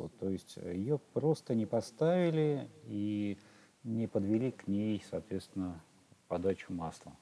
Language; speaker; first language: Russian; native; Russian